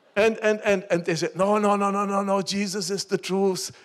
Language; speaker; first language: English; non-native, fluent; German